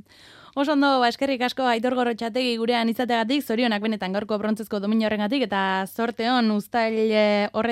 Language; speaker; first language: Basque; native; Basque